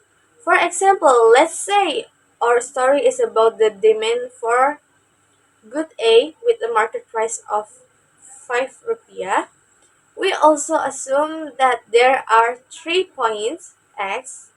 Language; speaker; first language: English; non-native, learner; Indonesian